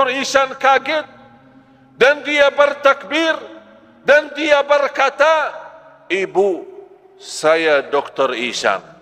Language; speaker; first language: Malay; non-native, fluent; Arabic